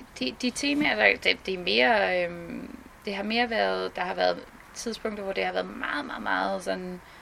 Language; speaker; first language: Danish; native; Danish